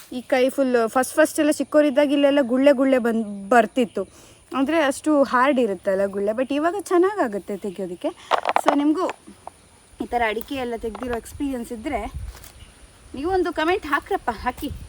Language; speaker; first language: Kannada; non-native, local second language; Tulu